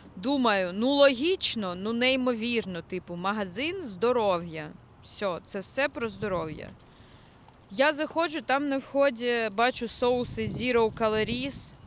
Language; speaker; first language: Ukrainian; non-native, local second language; Russian